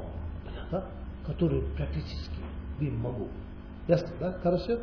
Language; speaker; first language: Russian; non-native, learner; Tibetan